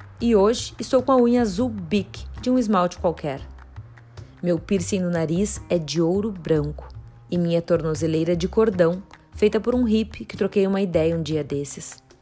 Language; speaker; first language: Portuguese; native; Portuguese